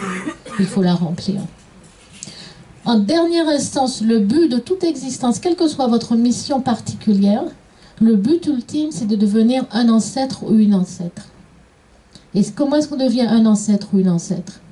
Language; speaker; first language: French; native; French